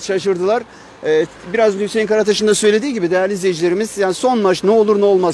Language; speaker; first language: Turkish; native; Turkish